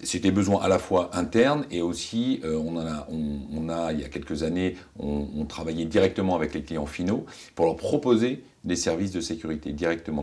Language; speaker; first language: French; native; French